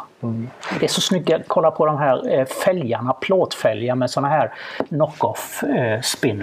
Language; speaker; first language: Swedish; native; Swedish